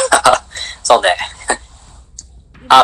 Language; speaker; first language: Japanese; native; Japanese